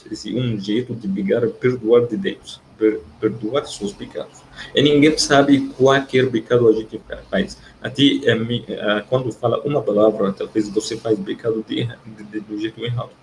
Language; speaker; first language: Portuguese; non-native, fluent; Arabic